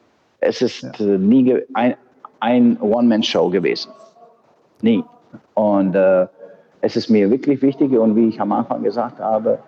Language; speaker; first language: German; non-native, fluent; Bosnian